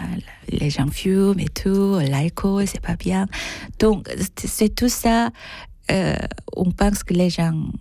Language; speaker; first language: French; non-native, fluent; Korean